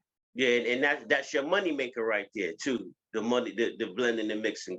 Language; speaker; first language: English; native; English